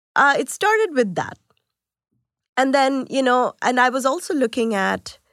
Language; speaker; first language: English; non-native, local second language; Tamil